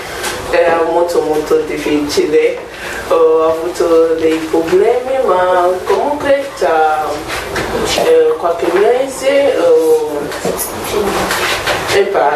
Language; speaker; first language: Italian; non-native, learner; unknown